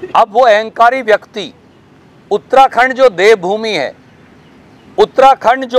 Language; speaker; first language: Hindi; native; Hindi